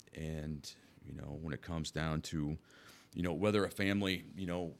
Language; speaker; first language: English; native; English